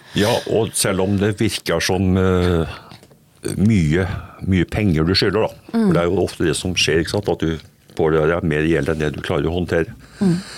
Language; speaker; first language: Norwegian; native; Norwegian